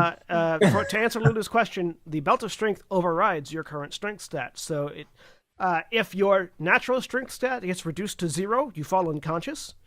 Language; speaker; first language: English; native; English